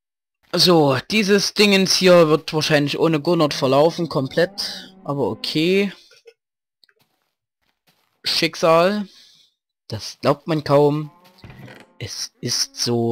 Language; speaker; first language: German; native; German